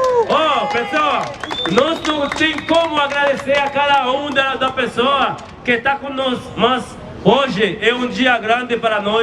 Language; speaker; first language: Portuguese; non-native, learner; Haitian Creole